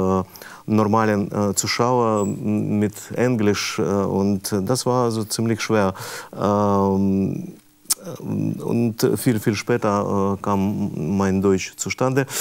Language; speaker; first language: German; non-native, fluent; Russian